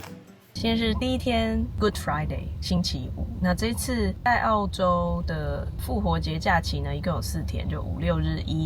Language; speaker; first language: Chinese; non-native, fluent; Serbian